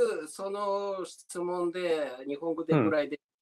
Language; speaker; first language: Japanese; non-native, learner; Russian